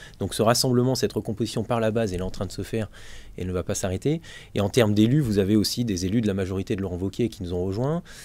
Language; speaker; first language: French; native; French